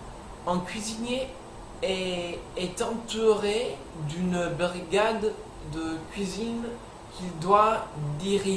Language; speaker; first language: French; non-native, learner; English